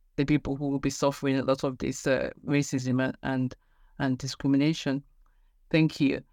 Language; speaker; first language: English; non-native, local second language; Igbo